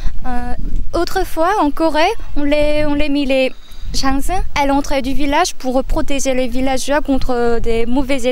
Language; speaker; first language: French; non-native, fluent; Korean